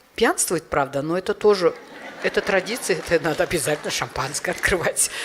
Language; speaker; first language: Russian; non-native, local second language; Uyghur